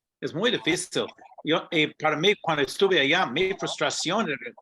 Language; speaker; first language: Spanish; non-native, fluent; English